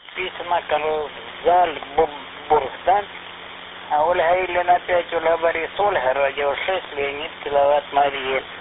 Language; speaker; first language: Russian; native; Russian